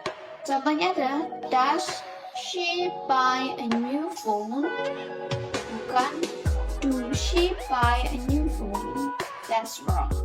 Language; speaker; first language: English; non-native, fluent; Indonesian